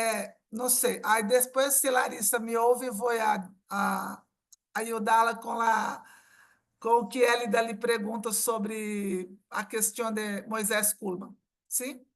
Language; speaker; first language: Portuguese; non-native, fluent; Spanish